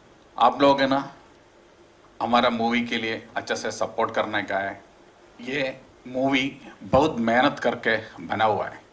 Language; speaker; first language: Hindi; non-native, local second language; Malayalam